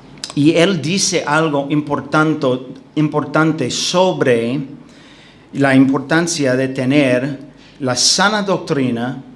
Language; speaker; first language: Spanish; non-native, fluent; English